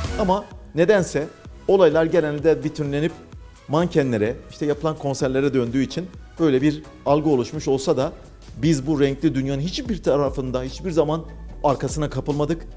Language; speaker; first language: Turkish; native; Turkish